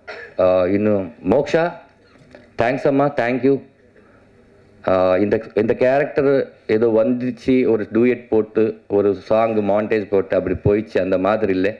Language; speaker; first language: Tamil; non-native, learner; Telugu